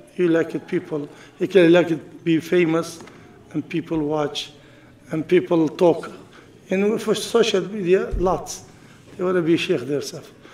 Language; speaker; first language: English; non-native, learner; Arabic